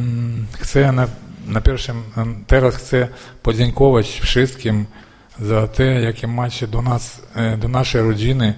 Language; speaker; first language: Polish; non-native, learner; Ukrainian